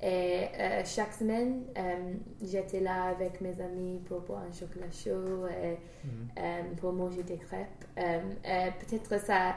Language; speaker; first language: French; non-native, learner; English